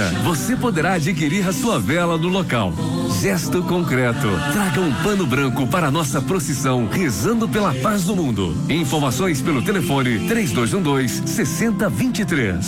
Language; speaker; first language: Portuguese; native; Portuguese